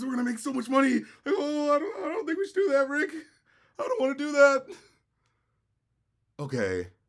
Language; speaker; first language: English; native; English